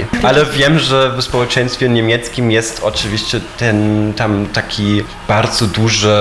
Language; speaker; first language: Polish; non-native, fluent; German